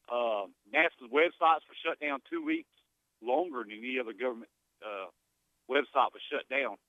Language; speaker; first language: English; native; English